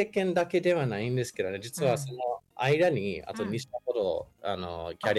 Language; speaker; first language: Japanese; non-native, fluent; English